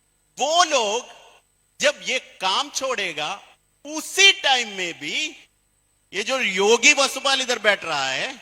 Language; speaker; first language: Hindi; non-native, local second language; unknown